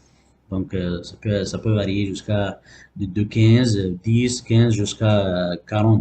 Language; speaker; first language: French; non-native, local second language; Arabic